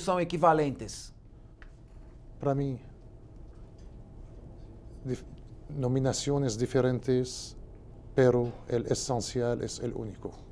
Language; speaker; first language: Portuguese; non-native, learner; Arabic